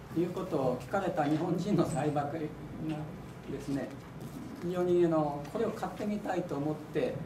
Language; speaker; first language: Japanese; native; Japanese